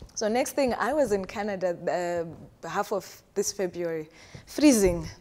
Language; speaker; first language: English; non-native, local second language; Shona